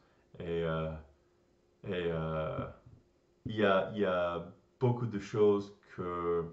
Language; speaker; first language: French; non-native, learner; English